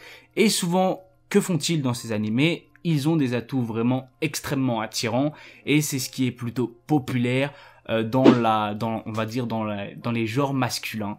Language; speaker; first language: French; native; French